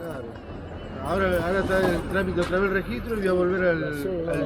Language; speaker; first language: Spanish; native; Spanish